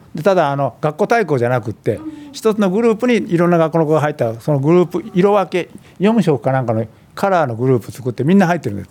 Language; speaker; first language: Japanese; native; Japanese